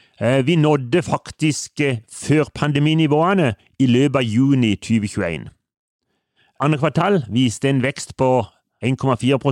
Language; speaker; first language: Norwegian; native; Norwegian